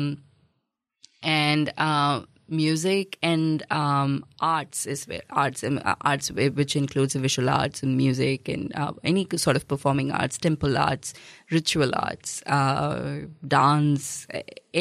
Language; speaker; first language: English; non-native, local second language; Malayalam